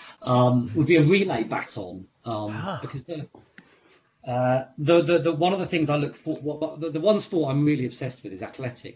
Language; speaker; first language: English; native; English